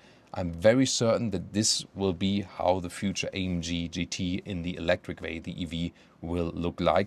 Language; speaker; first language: English; non-native, fluent; German